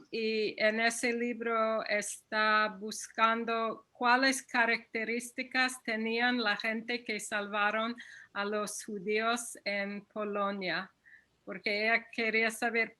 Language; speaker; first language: Spanish; non-native, fluent; English